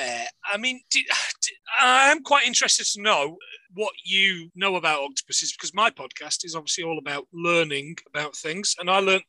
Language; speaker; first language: English; native; English